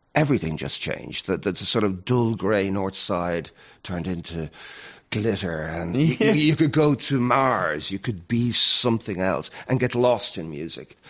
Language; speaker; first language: English; native; English